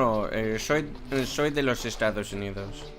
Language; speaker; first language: Spanish; non-native, fluent; English